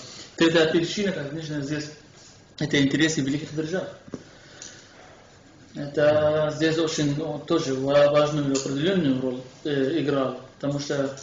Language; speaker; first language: Russian; non-native, fluent; Kurdish